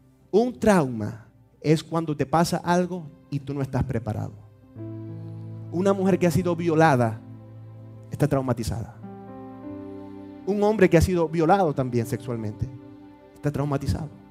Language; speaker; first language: Spanish; native; Spanish